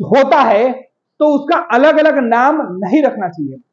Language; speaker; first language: Hindi; native; Hindi